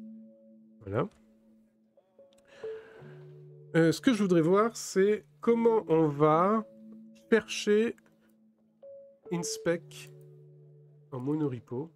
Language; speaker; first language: French; native; French